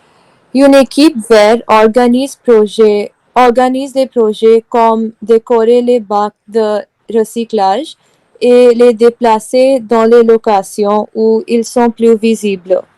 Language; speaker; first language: French; non-native, learner; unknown